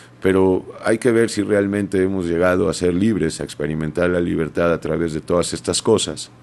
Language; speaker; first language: Spanish; native; Spanish